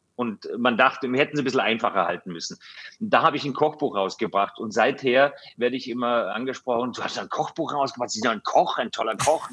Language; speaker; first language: German; native; German